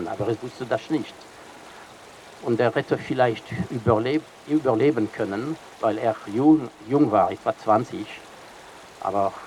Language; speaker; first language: German; non-native, fluent; French